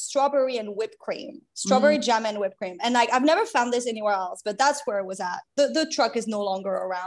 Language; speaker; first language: English; non-native, fluent; French